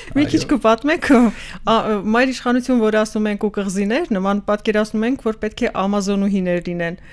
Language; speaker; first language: Armenian; native; Armenian